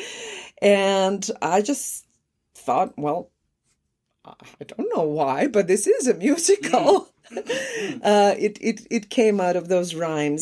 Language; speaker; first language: English; non-native, fluent; Croatian